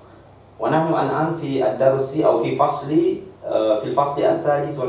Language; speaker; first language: Arabic; non-native, fluent; Malay